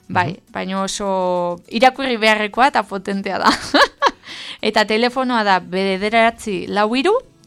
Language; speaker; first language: Basque; native; Basque